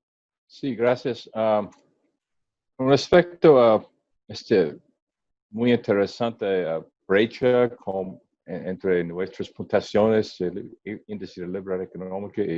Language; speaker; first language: Spanish; non-native, learner; English